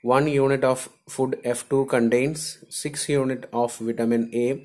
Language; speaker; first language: English; non-native, local second language; Malayalam